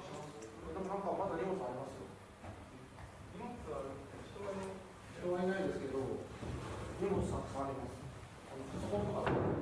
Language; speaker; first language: Japanese; native; Japanese